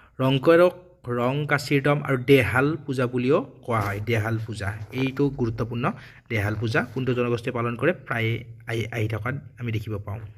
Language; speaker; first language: Assamese; native; Assamese